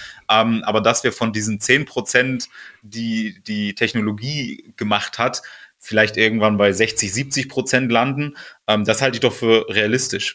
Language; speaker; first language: German; native; German